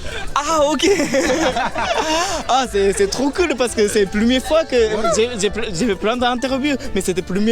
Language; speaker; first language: French; non-native, learner; Japanese